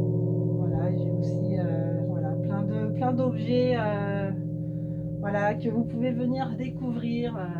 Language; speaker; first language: French; native; French